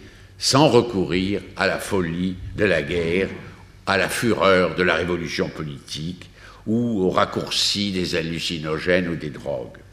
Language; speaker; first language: French; native; French